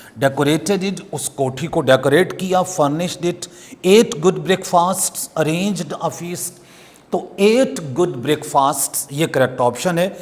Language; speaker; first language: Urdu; non-native, local second language; Punjabi